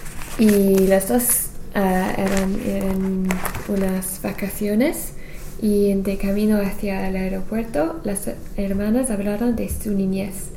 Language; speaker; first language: Spanish; non-native, learner; English